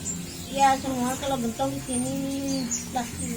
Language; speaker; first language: Indonesian; non-native, local second language; Madurese